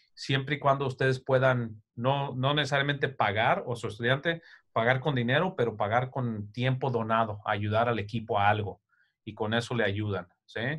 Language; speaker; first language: Spanish; early bilingual, heritage; Spanish